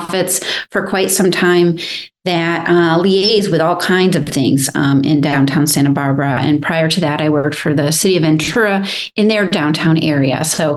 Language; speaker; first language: English; native; English